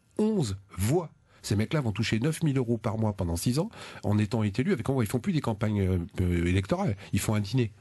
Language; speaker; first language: French; native; French